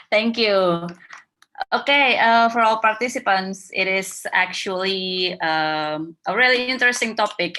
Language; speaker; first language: English; non-native, fluent; Indonesian